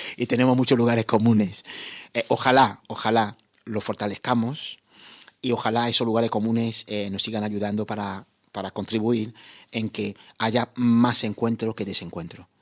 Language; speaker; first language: Spanish; non-native, fluent; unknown